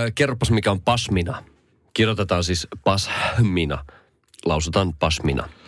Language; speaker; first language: Finnish; early bilingual, other home language; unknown